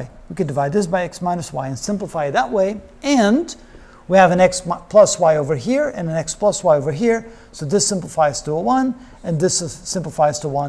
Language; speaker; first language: English; native; English